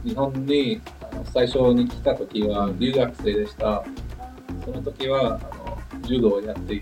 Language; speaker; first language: Japanese; non-native, learner; English